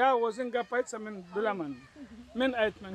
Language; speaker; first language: Turkish; non-native, learner; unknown